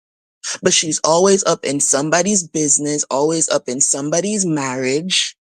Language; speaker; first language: English; native; English